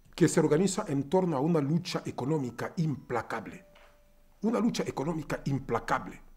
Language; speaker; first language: Spanish; non-native, fluent; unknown